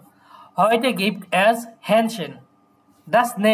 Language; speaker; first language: German; non-native, learner; Bangla